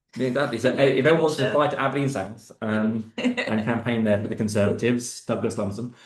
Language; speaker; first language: English; native; English